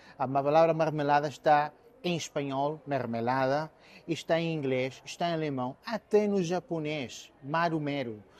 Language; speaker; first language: Portuguese; early bilingual, heritage; Portuguese